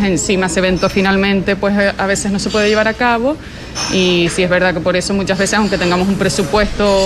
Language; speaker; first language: Spanish; native; Spanish